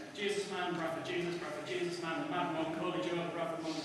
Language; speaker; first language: English; native; English